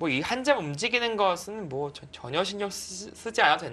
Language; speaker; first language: Korean; native; Korean